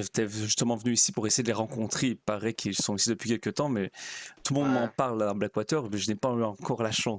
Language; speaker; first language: French; native; French